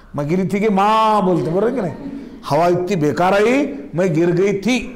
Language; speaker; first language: Hindi; non-native, local second language; Marathi